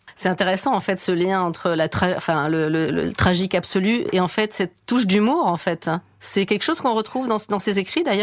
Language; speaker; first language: French; native; French